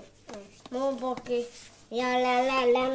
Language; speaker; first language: Japanese; early bilingual, heritage; Japanese